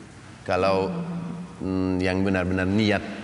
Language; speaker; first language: Indonesian; non-native, learner; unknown